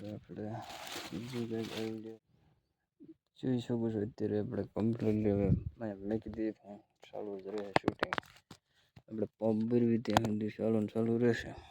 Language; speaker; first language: Gujarati; non-native, local second language; Bhili